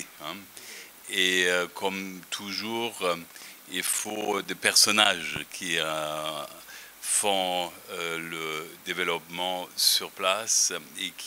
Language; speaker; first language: French; non-native, fluent; German